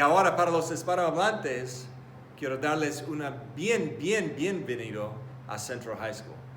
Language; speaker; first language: Spanish; non-native, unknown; English